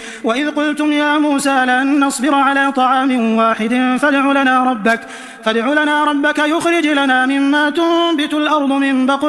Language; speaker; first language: Arabic; native; Arabic